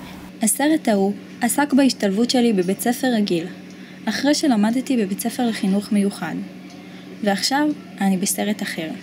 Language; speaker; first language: Hebrew; native; Hebrew